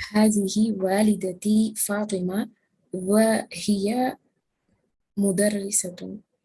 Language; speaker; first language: Arabic; non-native, learner; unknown